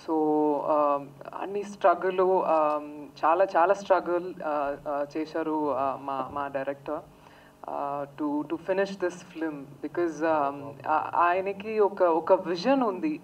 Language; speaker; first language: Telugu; non-native, learner; Tamil